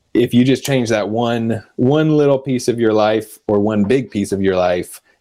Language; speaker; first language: English; native; English